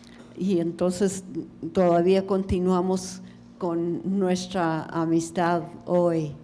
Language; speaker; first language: Spanish; early bilingual, heritage; English